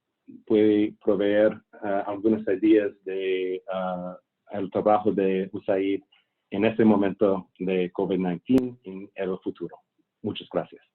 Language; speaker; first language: Spanish; non-native, fluent; English